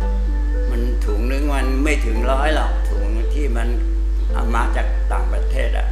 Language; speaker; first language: Thai; non-native, local second language; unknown